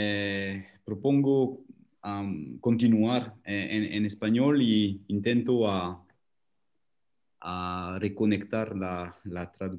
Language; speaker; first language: Spanish; non-native, learner; French